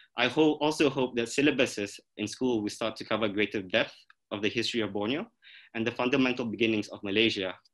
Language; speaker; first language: English; non-native, local second language; Malay